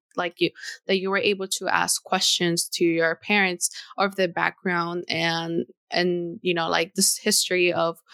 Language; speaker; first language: English; non-native, fluent; Spanish